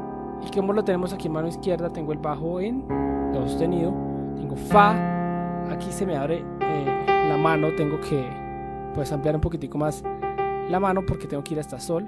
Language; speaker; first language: Spanish; native; Spanish